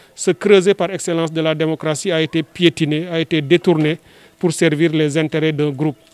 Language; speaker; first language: French; non-native, local second language; Wolof